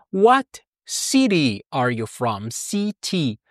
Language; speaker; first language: English; non-native, fluent; Persian